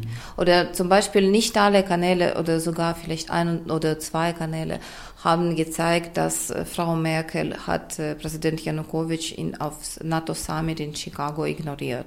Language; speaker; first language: German; non-native, fluent; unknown